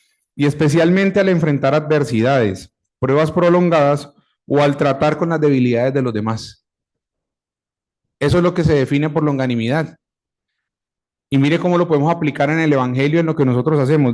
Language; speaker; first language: Spanish; native; Spanish